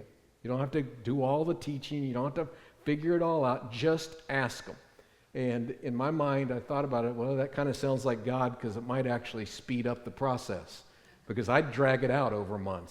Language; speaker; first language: English; native; English